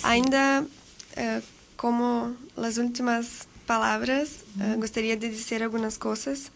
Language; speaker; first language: Spanish; non-native, learner; Portuguese